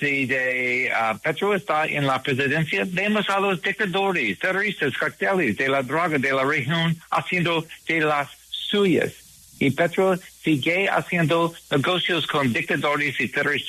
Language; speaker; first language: Spanish; non-native, learner; English